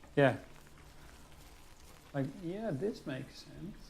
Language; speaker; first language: English; non-native, fluent; Dutch